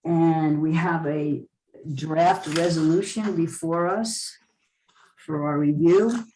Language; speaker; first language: English; native; English